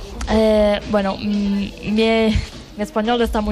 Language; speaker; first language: Spanish; non-native, learner; Italian